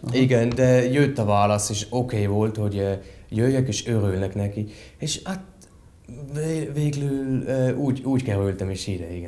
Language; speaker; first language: Hungarian; non-native, fluent; German